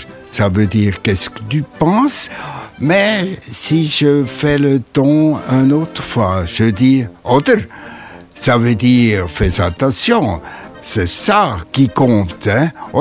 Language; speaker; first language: French; non-native, local second language; German